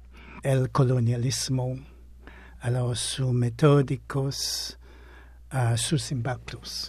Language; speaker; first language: Spanish; non-native, fluent; English